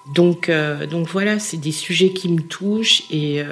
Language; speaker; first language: French; native; French